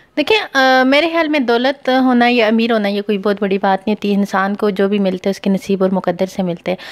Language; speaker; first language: Urdu; non-native, local second language; Pashto